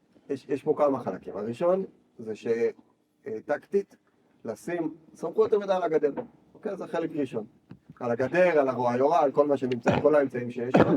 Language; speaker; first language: Hebrew; native; Hebrew